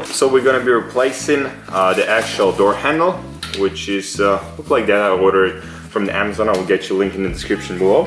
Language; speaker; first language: English; non-native, fluent; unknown